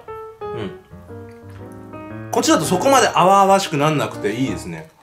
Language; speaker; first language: Japanese; native; Japanese